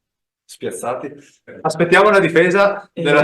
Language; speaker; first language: Italian; native; Italian